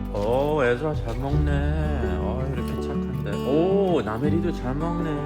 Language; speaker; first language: Korean; early bilingual, heritage; Korean